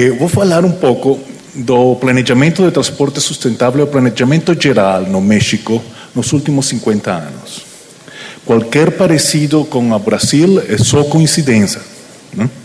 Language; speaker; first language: Portuguese; non-native, learner; Spanish